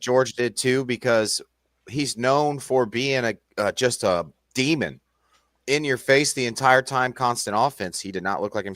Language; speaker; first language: English; native; English